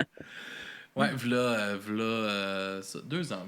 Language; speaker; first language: French; native; French